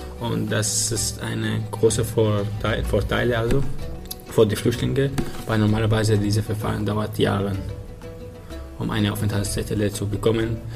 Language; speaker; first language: German; non-native, learner; Arabic